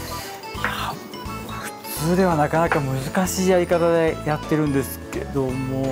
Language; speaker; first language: Japanese; native; Japanese